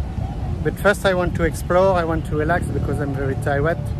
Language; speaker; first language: English; non-native, learner; Dutch